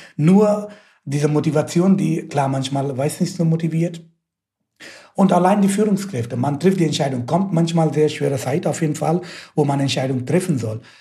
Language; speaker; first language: German; non-native, fluent; Hindi